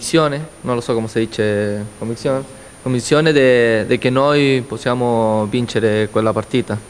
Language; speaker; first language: Italian; non-native, learner; Spanish